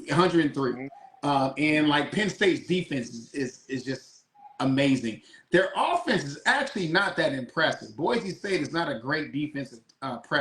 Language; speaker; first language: English; native; English